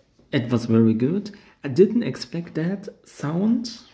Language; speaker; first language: English; non-native, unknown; German